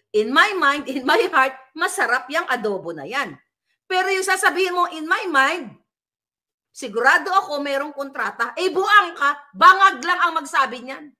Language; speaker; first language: Filipino; native; Filipino